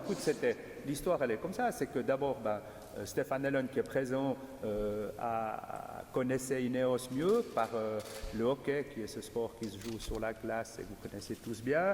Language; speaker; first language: French; native; French